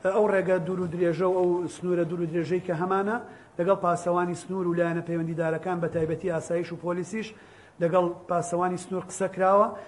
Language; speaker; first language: Central Kurdish; native; Central Kurdish